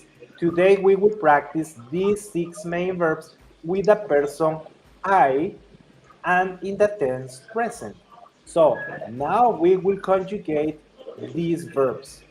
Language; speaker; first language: English; non-native, fluent; Spanish